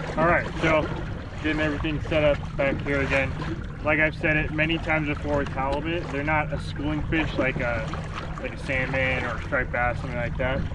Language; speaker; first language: English; native; English